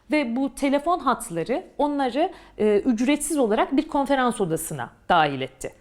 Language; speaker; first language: Turkish; native; Turkish